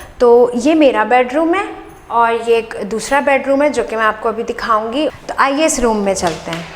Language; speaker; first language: Urdu; native; Urdu